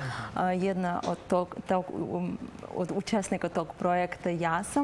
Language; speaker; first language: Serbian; non-native, learner; Azerbaijani